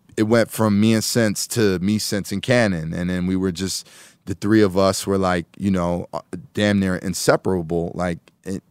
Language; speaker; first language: English; native; English